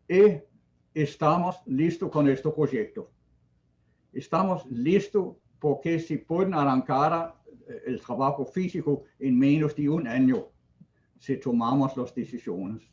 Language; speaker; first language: Spanish; non-native, fluent; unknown